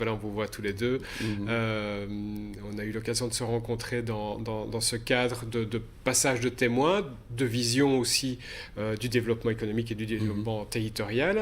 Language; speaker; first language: French; native; French